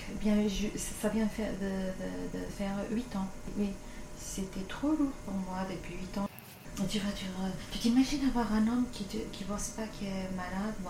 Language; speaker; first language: French; non-native, fluent; Portuguese